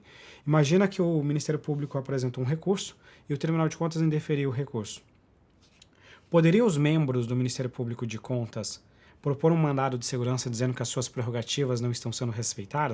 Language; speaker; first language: Portuguese; native; Portuguese